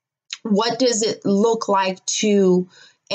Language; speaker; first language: English; non-native, local second language; Yoruba